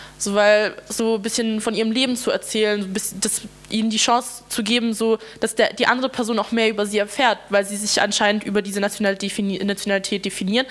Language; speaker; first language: German; non-native, fluent; Russian